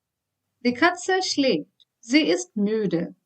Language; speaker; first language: German; non-native, fluent; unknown